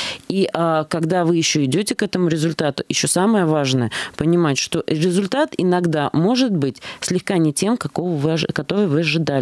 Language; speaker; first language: Russian; native; Russian